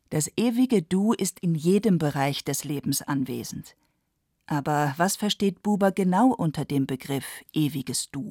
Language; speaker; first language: German; native; German